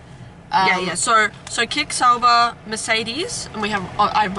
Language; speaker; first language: English; native; English